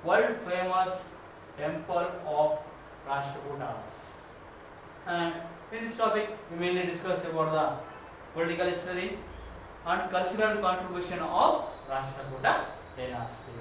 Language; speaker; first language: English; non-native, local second language; Kannada